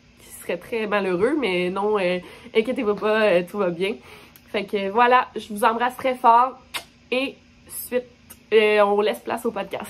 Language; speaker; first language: French; native; French